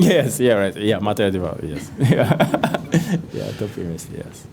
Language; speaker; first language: English; non-native, fluent; Japanese